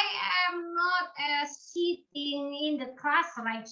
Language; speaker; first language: English; non-native, learner; Indonesian